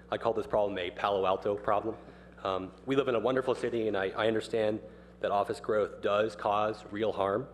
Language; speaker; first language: English; native; English